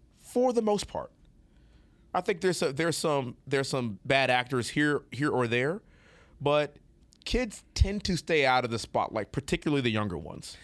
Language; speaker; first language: English; native; English